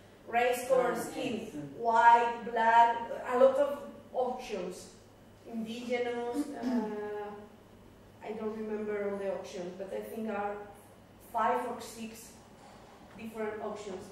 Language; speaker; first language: English; non-native, fluent; Spanish